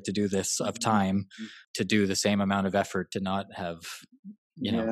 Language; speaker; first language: English; native; English